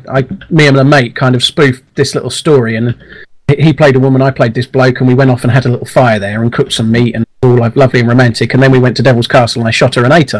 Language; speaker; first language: English; native; English